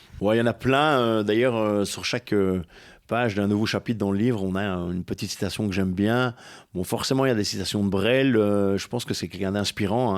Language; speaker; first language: French; native; French